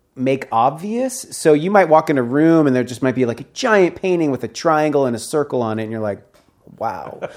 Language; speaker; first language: English; native; English